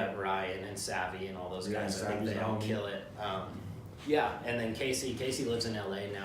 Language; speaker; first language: English; native; English